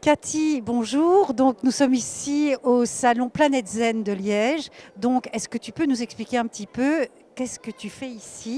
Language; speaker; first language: French; native; French